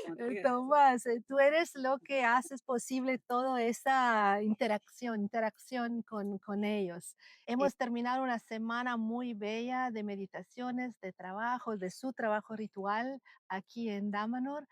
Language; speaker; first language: Spanish; non-native, fluent; Italian